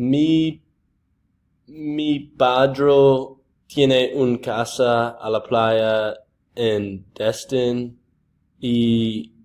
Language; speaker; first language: Spanish; non-native, learner; English